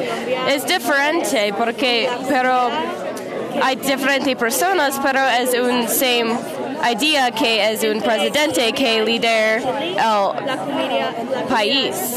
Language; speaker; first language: Spanish; non-native, learner; English